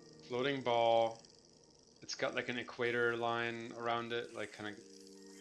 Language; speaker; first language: English; native; English